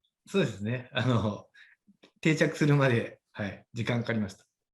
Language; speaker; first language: Japanese; native; Japanese